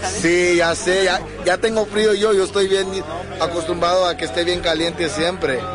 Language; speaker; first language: Spanish; early bilingual, heritage; English